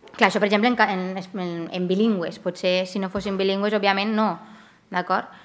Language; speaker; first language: Catalan; native; Catalan